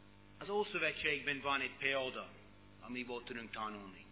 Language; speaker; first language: Hungarian; non-native, learner; English